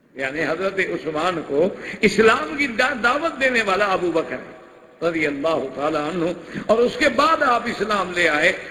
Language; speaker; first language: Urdu; non-native, local second language; Punjabi